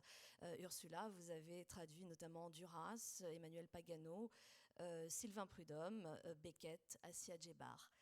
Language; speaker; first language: French; native; French